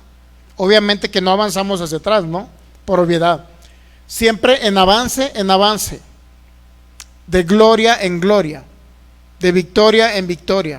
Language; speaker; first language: Spanish; native; Spanish